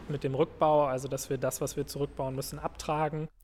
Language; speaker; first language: German; native; German